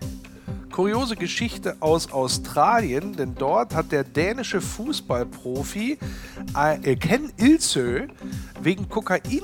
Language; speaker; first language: German; native; German